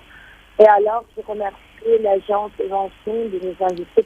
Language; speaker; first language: French; non-native, fluent; Arabic